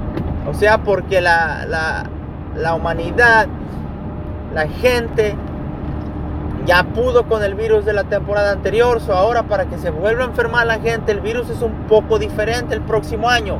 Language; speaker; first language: Spanish; early bilingual, heritage; Spanish